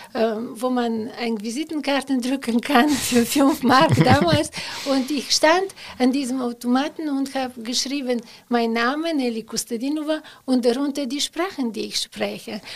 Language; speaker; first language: German; non-native, fluent; Bulgarian